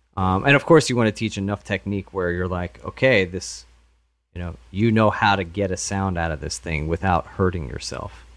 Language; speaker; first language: English; native; English